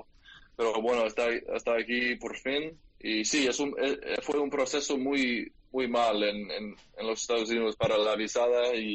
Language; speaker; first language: Spanish; non-native, learner; English